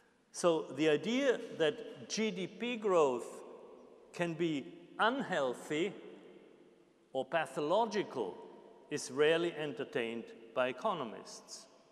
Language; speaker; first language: English; non-native, fluent; German